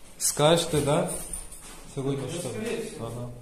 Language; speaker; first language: Russian; non-native, local second language; Kyrgyz